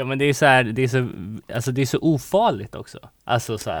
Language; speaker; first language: Swedish; native; Swedish